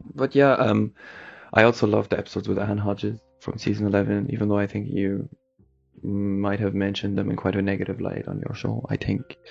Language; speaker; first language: English; native; English